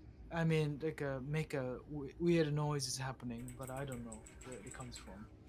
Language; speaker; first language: English; non-native, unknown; Japanese